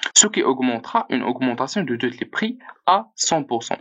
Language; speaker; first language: French; non-native, local second language; Arabic